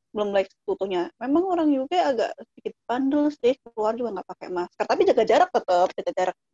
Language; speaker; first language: Indonesian; native; Indonesian